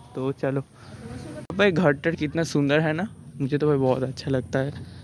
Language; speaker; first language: Hindi; non-native, local second language; Bangla